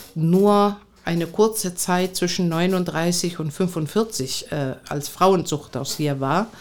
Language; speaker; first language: German; non-native, fluent; Greek